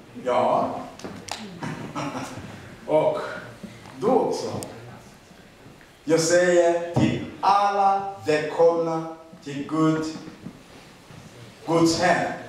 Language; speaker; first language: Swedish; non-native, learner; Rundi